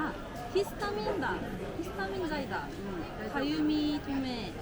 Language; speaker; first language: Japanese; non-native, learner; Korean